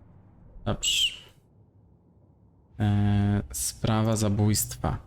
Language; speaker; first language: Polish; native; Polish